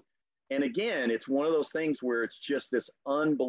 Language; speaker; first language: English; native; English